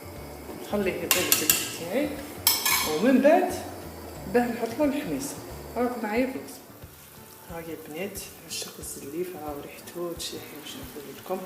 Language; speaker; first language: Arabic; native; Arabic